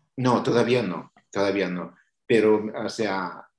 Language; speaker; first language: Spanish; native; Spanish